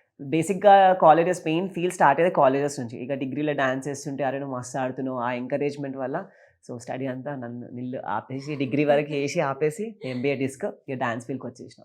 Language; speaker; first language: Telugu; native; Telugu